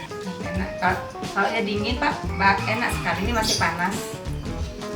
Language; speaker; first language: Indonesian; native; Indonesian